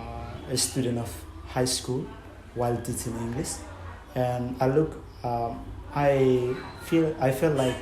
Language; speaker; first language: English; non-native, fluent; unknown